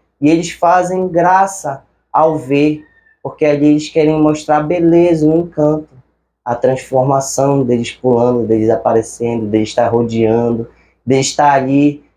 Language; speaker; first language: Portuguese; native; Portuguese